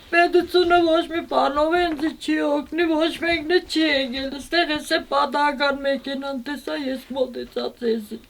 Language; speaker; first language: Armenian; native; Armenian